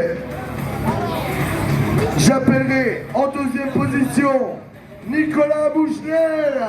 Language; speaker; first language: French; native; French